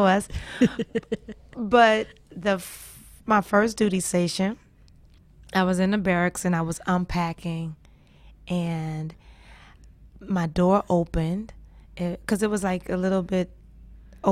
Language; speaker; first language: English; native; English